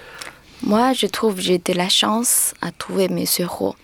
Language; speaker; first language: French; non-native, learner; Chinese